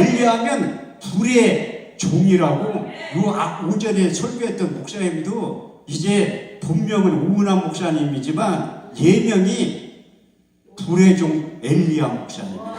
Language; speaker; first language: Korean; native; Korean